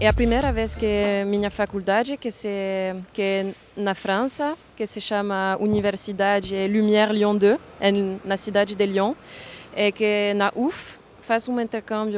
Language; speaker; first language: Portuguese; non-native, learner; French